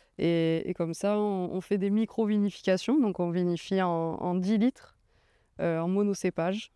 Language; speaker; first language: French; native; French